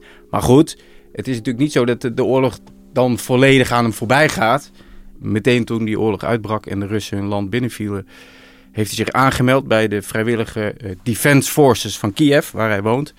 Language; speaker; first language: Dutch; native; Dutch